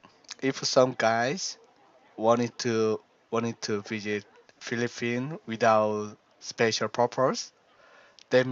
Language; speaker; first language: English; non-native, learner; Korean